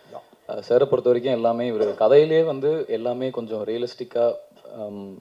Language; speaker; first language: Tamil; native; Tamil